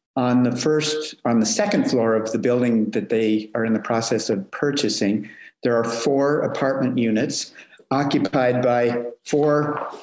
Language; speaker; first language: English; native; English